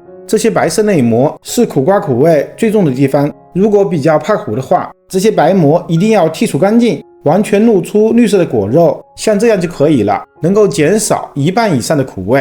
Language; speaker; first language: Chinese; native; Chinese